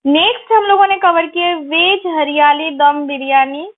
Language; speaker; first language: Hindi; non-native, local second language; Marathi